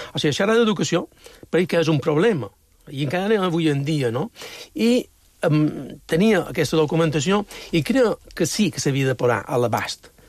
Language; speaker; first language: Catalan; native; Catalan